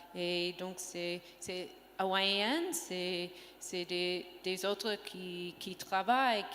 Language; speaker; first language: French; non-native, learner; English